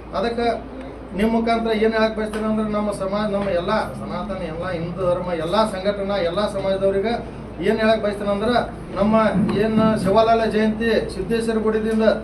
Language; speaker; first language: Kannada; non-native, local second language; Lambadi